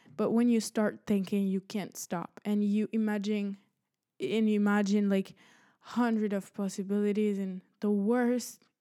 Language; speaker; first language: English; early bilingual, other home language; Spanish